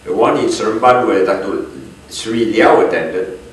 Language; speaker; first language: English; non-native, local second language; Min Nan Chinese